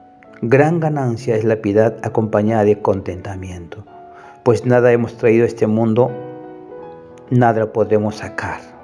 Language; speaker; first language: Spanish; native; Spanish